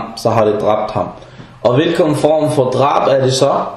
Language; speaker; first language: Danish; non-native, fluent; Arabic